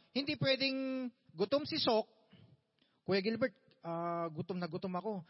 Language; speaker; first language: Filipino; native; Filipino